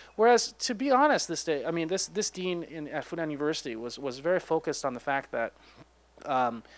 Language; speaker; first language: English; native; English